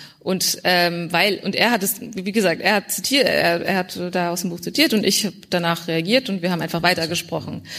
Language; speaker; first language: German; early bilingual, other home language; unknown